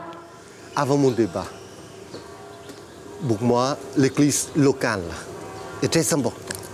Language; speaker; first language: French; non-native, fluent; Vietnamese